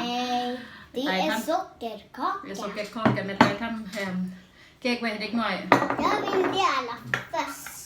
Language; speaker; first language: Swedish; non-native, learner; Thai